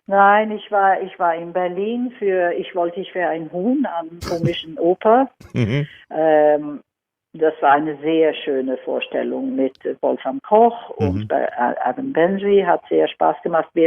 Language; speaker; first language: German; non-native, fluent; Swedish